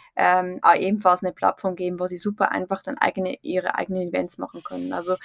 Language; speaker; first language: German; native; German